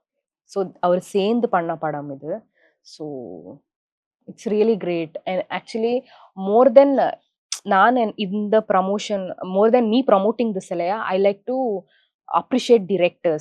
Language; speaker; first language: Tamil; non-native, local second language; Kannada